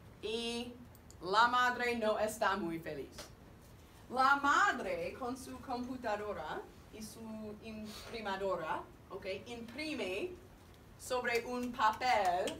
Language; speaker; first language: Spanish; non-native, fluent; English